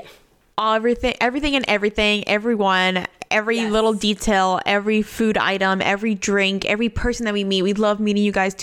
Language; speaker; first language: English; native; English